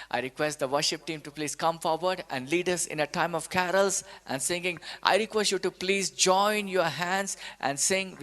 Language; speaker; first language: English; non-native, local second language; Telugu